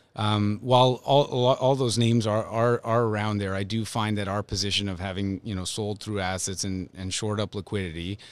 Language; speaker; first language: English; native; English